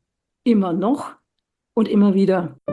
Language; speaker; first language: German; native; German